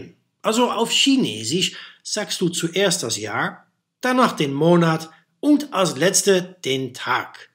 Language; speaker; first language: German; non-native, fluent; Dutch